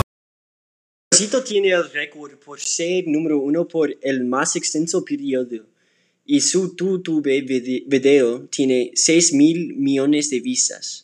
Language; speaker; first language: Spanish; non-native, learner; English